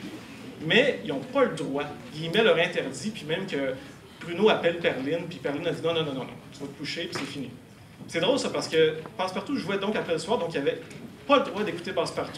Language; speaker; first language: French; native; French